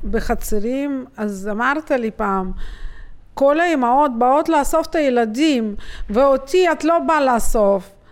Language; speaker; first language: Hebrew; native; Hebrew